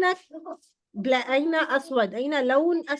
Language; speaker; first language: Arabic; non-native, fluent; Urdu